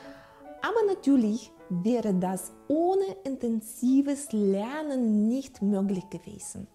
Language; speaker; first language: German; non-native, fluent; Russian